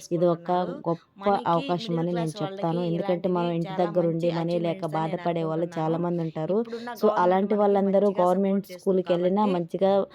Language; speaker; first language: Telugu; native; Telugu